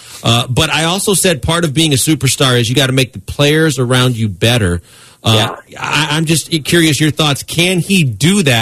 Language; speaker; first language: English; native; English